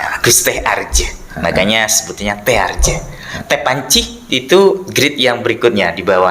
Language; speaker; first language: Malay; non-native, local second language; Madurese